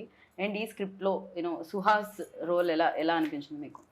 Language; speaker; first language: Telugu; native; Telugu